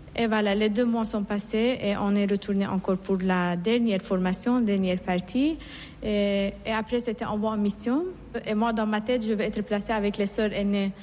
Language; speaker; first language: French; non-native, fluent; Persian